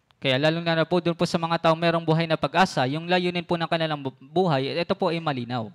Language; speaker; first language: Filipino; native; Filipino